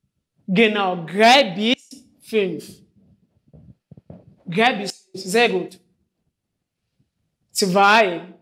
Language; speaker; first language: German; non-native, fluent; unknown